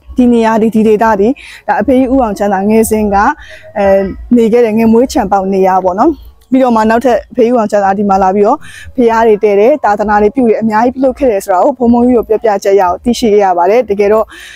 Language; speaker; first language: Burmese; native; Burmese